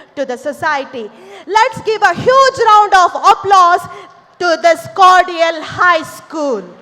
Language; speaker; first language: English; non-native, local second language; Kannada